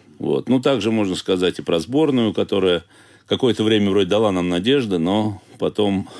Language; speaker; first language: Russian; native; Russian